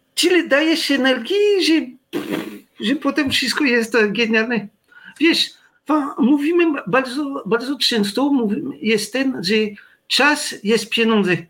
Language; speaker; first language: Polish; non-native, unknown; French